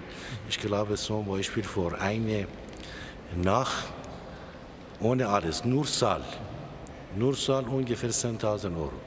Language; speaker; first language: German; non-native, learner; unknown